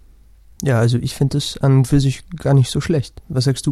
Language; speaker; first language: German; native; German